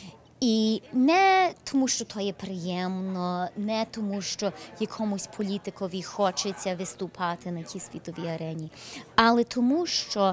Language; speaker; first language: Ukrainian; early bilingual, heritage; Ukrainian